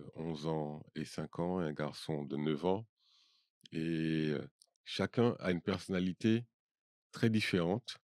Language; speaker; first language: French; native; French